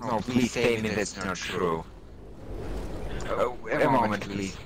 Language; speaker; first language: English; non-native, learner; German